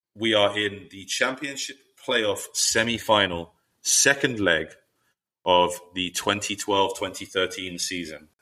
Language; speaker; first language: English; native; English